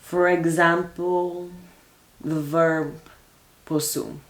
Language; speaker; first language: English; early bilingual, other home language; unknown